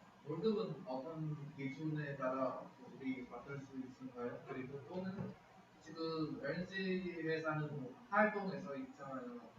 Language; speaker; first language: Korean; non-native, fluent; Vietnamese